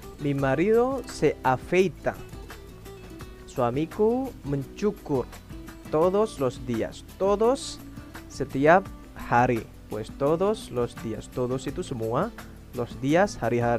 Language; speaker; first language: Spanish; non-native, fluent; Indonesian